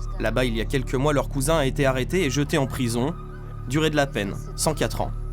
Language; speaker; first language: French; native; French